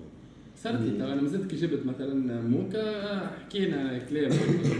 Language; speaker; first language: Arabic; native; Arabic